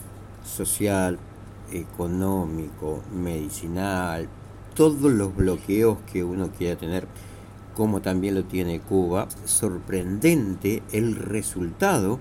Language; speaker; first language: Spanish; native; Spanish